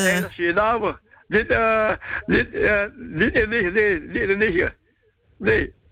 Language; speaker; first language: Dutch; non-native, local second language; Javanese